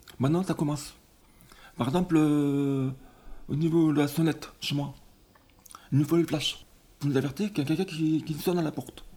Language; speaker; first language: French; native; French